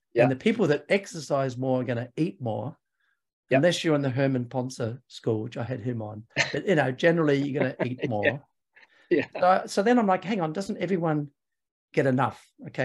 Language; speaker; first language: English; native; English